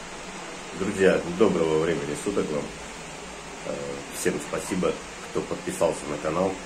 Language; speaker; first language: Russian; native; Russian